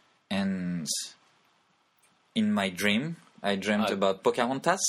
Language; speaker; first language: English; non-native, fluent; French